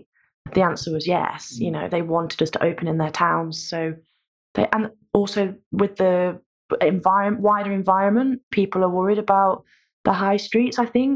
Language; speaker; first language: English; native; English